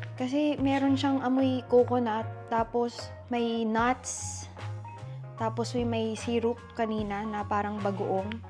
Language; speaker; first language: Filipino; native; Filipino